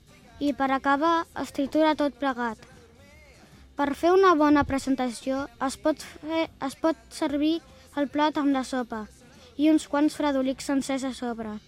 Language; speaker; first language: Catalan; native; Catalan